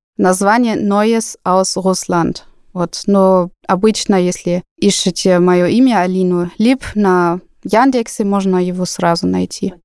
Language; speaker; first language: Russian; non-native, fluent; German